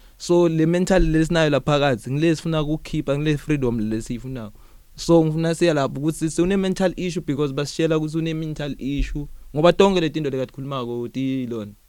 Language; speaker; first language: Zulu; non-native, local second language; Swati